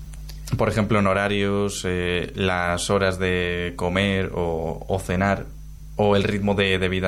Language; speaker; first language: Spanish; native; Spanish